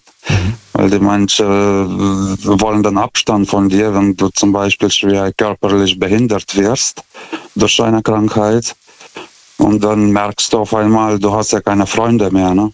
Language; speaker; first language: German; non-native, fluent; Lithuanian